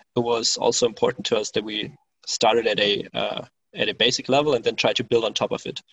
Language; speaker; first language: English; non-native, fluent; German